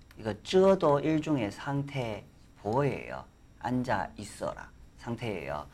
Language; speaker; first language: Korean; non-native, fluent; Chinese